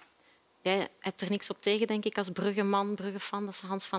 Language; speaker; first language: Dutch; native; Dutch